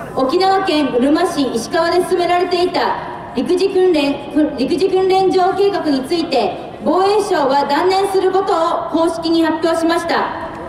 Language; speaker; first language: Japanese; native; Japanese